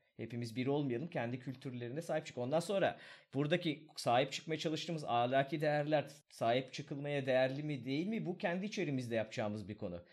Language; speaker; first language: Turkish; native; Turkish